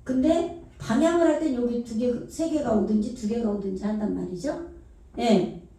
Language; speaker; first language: Korean; native; Korean